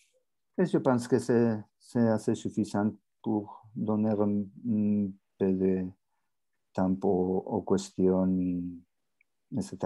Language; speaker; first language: French; non-native, learner; Spanish